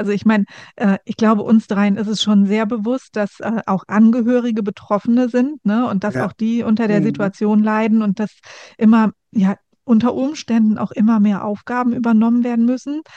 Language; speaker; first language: German; native; German